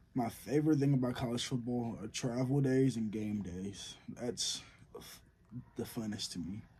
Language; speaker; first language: English; native; English